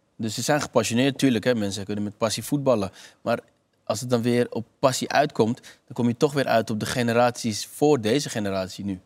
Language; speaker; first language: Dutch; native; Dutch